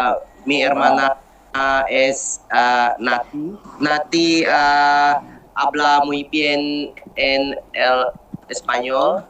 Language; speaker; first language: Spanish; non-native, learner; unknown